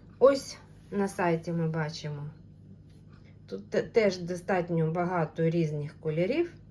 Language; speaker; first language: Ukrainian; non-native, local second language; Russian